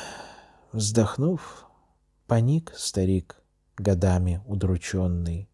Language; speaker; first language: Russian; native; Russian